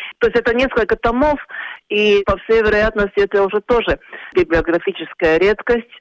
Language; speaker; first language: Russian; non-native, local second language; Latvian